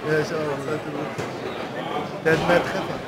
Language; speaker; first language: German; non-native, learner; Hebrew